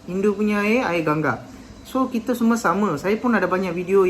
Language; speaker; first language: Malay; non-native, local second language; Tamil